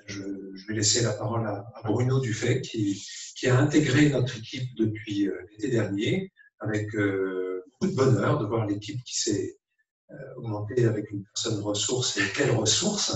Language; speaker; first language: French; native; French